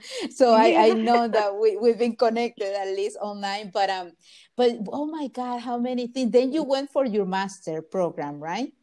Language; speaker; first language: English; non-native, fluent; Spanish